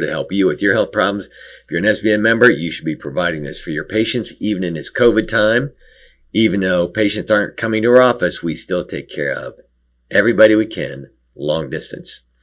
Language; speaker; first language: English; native; English